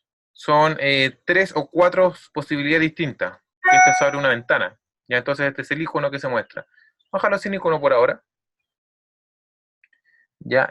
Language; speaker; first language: Spanish; native; Spanish